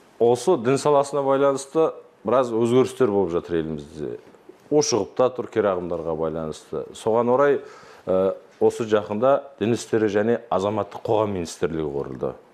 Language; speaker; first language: Kazakh; native; Kazakh